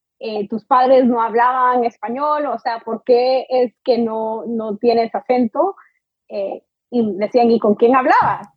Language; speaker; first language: Spanish; early bilingual, heritage; Spanish